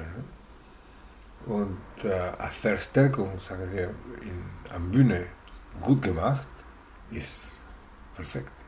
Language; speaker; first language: German; non-native, learner; Spanish